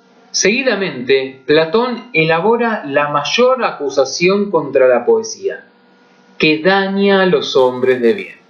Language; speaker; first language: Spanish; native; Spanish